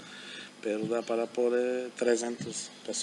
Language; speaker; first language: Portuguese; non-native, fluent; German